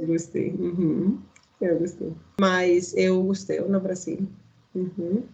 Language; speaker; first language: Portuguese; non-native, learner; Spanish